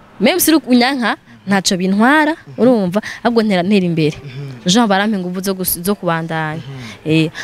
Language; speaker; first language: Rundi; non-native, local second language; Swahili